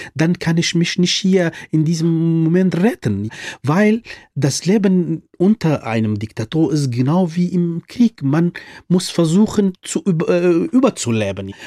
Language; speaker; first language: German; non-native, fluent; Arabic